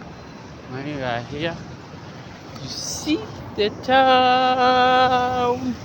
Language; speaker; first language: English; non-native, learner; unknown